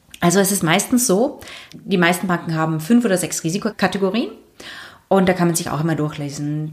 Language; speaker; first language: German; native; German